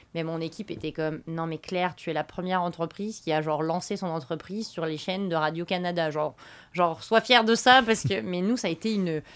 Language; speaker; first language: French; native; French